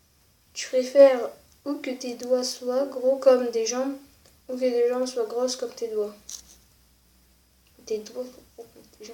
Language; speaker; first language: French; native; French